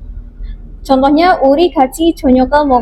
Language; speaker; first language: Korean; non-native, fluent; Indonesian